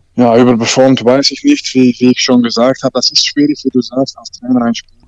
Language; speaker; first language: German; non-native, learner; Dutch